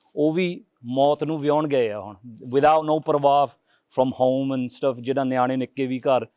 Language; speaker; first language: Punjabi; early bilingual, heritage; Punjabi